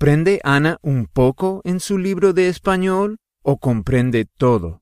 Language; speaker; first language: Spanish; non-native, fluent; English